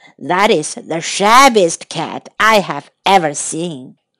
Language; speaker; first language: English; non-native, fluent; Chinese